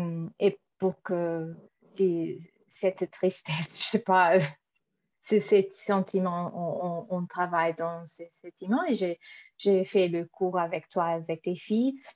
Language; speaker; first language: French; non-native, fluent; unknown